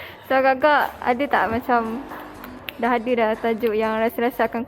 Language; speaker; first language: Malay; native; Malay